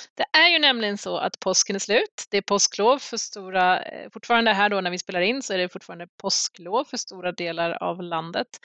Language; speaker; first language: Swedish; native; Swedish